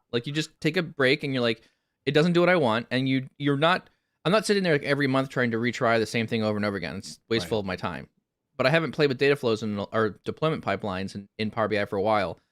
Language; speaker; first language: English; native; English